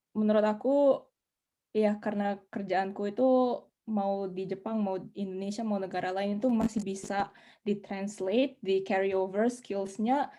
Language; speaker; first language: Indonesian; native; Indonesian